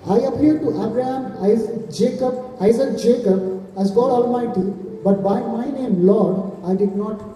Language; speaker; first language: English; non-native, local second language; Telugu